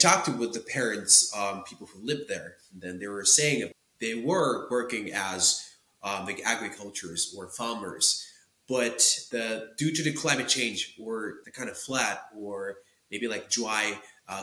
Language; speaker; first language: English; non-native, fluent; Japanese